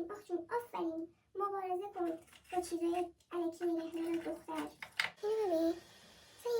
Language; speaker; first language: Persian; native; Persian